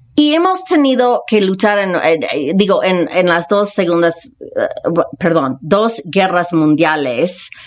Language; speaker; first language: Spanish; non-native, fluent; English